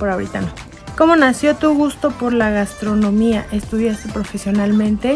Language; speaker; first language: Spanish; native; Spanish